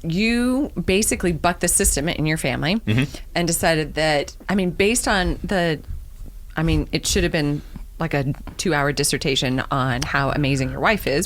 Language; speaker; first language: English; native; English